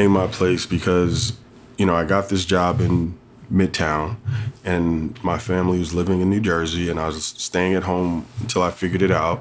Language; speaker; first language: English; native; English